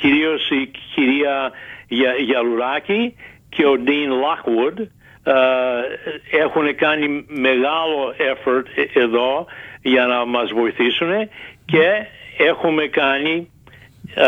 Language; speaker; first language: Greek; early bilingual, heritage; Greek